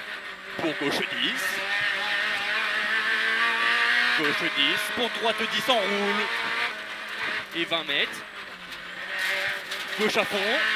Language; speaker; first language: French; native; French